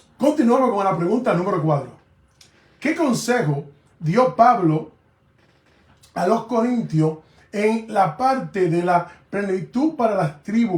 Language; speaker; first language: Spanish; native; Spanish